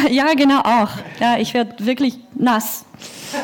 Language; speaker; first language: German; non-native, learner; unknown